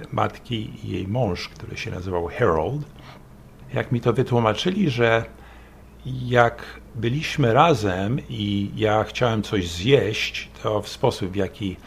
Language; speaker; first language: Polish; early bilingual, other home language; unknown